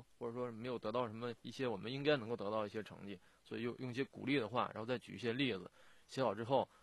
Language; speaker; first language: Chinese; native; Chinese